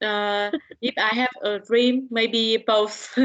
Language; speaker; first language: English; non-native, learner; Vietnamese